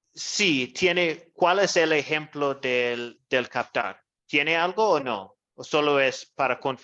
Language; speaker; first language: Spanish; non-native, fluent; English